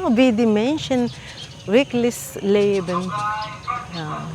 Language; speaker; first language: German; non-native, fluent; Filipino